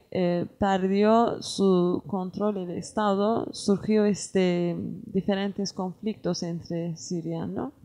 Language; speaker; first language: Spanish; non-native, learner; Kurdish